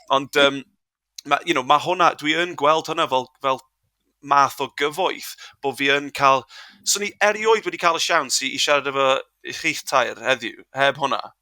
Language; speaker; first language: Welsh; non-native, local second language; English